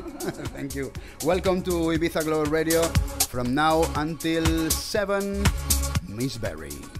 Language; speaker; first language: English; non-native, learner; Spanish